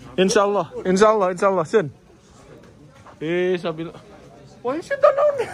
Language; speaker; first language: English; non-native, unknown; Indonesian